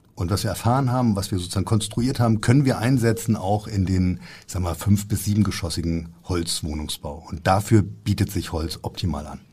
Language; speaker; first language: German; native; German